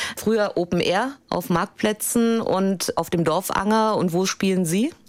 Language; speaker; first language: German; native; German